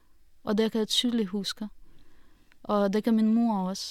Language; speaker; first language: Danish; non-native, fluent; Russian